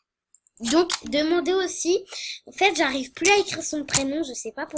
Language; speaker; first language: French; native; French